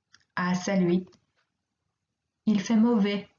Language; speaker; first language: French; non-native, fluent; English